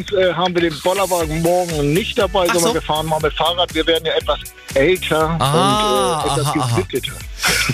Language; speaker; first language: German; native; German